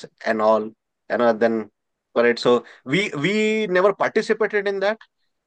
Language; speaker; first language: English; non-native, local second language; Marathi